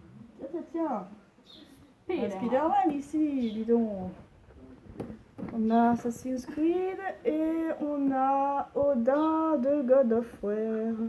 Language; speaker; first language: French; native; French